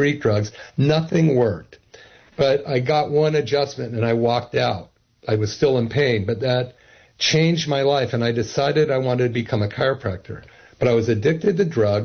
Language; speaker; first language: English; native; English